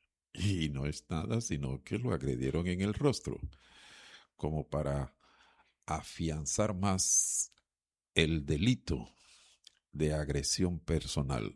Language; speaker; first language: Spanish; native; Spanish